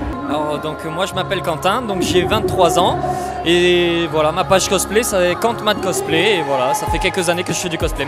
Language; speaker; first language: French; native; French